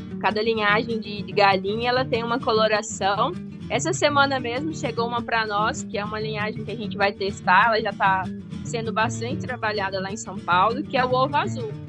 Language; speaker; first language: Portuguese; native; Portuguese